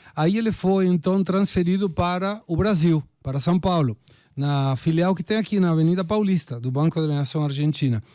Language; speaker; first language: Portuguese; non-native, fluent; Spanish